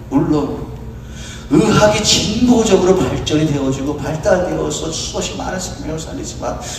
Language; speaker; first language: Korean; native; Korean